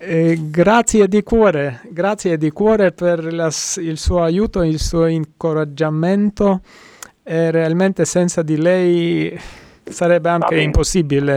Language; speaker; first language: Italian; non-native, fluent; Latvian